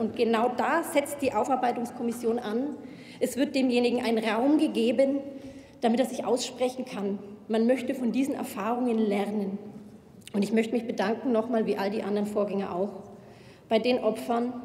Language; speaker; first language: German; native; German